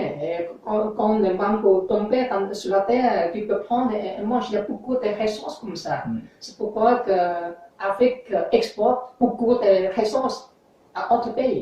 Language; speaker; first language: French; non-native, learner; English